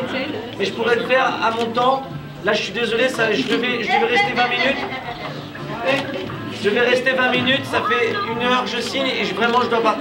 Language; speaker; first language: French; native; French